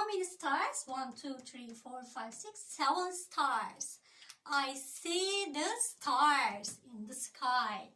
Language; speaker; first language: English; non-native, learner; Turkish